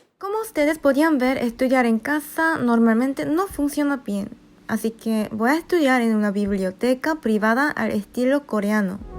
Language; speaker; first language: Spanish; non-native, fluent; Korean